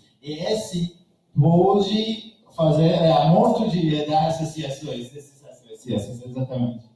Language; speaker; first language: Portuguese; non-native, learner; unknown